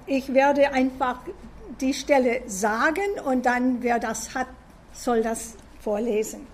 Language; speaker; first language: German; non-native, fluent; English